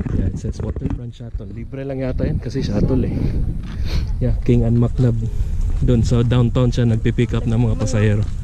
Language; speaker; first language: Filipino; non-native, local second language; Cebuano